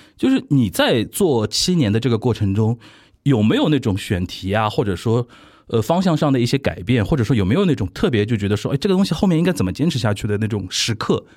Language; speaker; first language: Chinese; native; Chinese